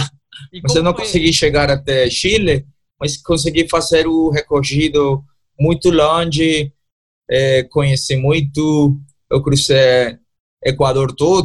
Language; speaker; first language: Portuguese; non-native, learner; Spanish